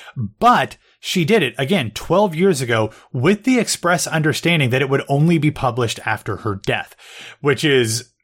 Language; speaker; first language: English; native; English